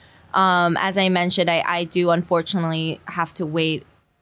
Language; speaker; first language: English; non-native, fluent; Korean